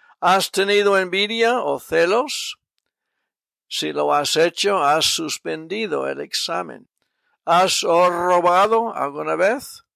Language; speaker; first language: Spanish; non-native, fluent; English